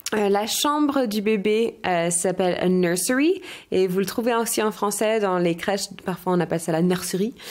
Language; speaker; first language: French; non-native, fluent; English